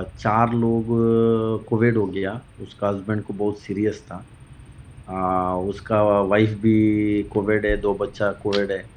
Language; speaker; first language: Hindi; non-native, local second language; Kannada